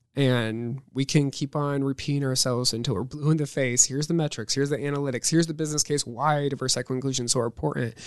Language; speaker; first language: English; native; English